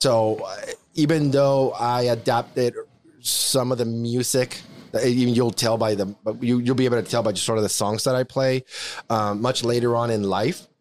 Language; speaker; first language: English; non-native, fluent; Spanish